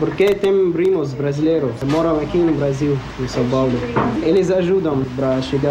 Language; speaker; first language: Portuguese; non-native, learner; Arabic